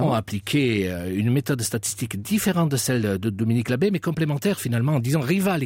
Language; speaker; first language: French; native; French